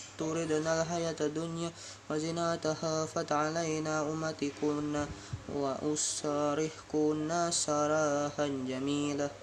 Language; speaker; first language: Arabic; non-native, learner; Indonesian